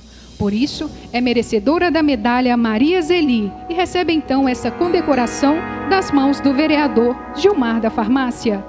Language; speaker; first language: Portuguese; native; Portuguese